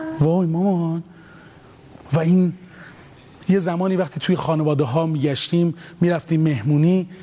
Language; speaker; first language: Persian; native; Persian